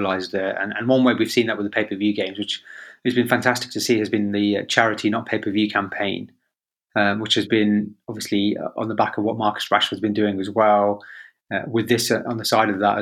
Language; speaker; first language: English; native; English